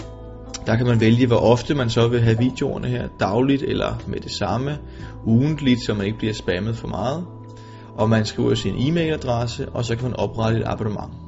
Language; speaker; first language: Danish; native; Danish